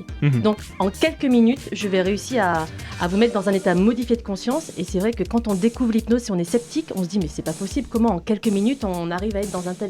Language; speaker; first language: French; native; French